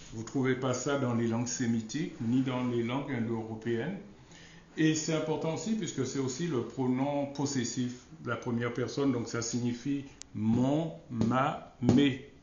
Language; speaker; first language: French; non-native, local second language; Wolof